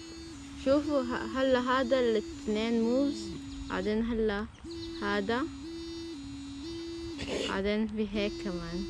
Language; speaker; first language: Arabic; early bilingual, heritage; Arabic